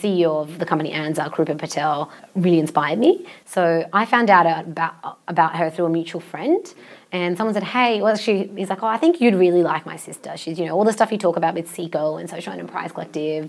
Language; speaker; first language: English; non-native, local second language; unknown